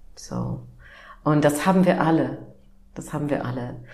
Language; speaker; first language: German; non-native, fluent; English